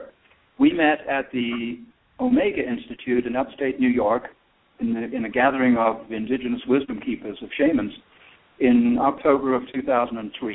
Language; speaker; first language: English; native; English